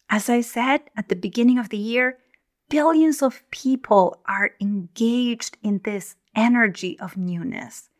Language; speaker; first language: English; non-native, fluent; Spanish